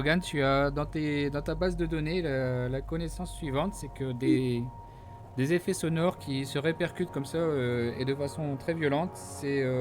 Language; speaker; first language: French; native; French